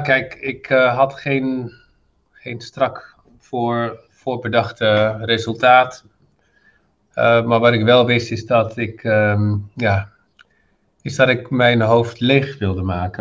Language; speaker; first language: Dutch; non-native, fluent; Arabic